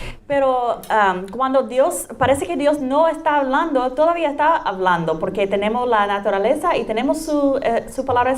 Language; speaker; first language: Spanish; non-native, fluent; English